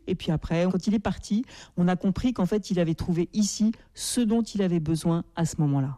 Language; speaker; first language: French; native; French